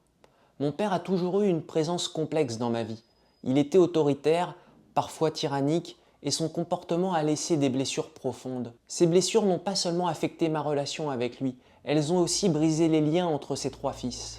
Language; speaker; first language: French; native; French